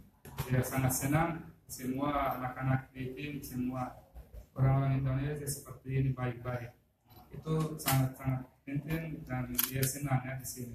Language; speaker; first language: Indonesian; non-native, fluent; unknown